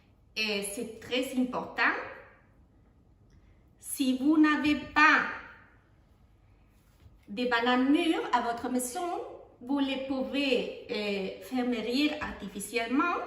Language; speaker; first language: French; non-native, fluent; Spanish